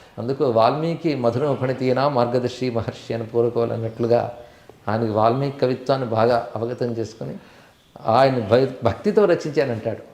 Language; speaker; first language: Telugu; native; Telugu